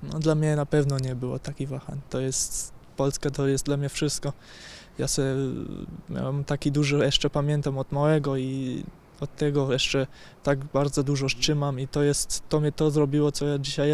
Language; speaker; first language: Polish; early bilingual, heritage; German